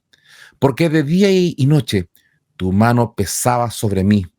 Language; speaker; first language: Spanish; native; Spanish